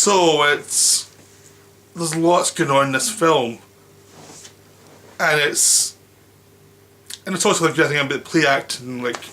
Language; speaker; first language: English; native; English